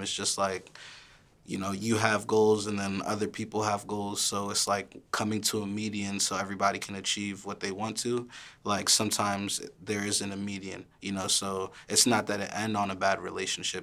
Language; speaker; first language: English; early bilingual, other home language; Haitian Creole